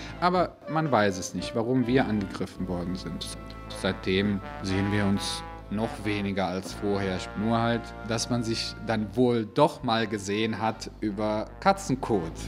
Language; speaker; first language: German; non-native, fluent; Bosnian